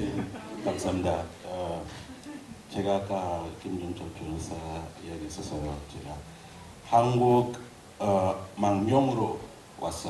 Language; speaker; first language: Korean; non-native, learner; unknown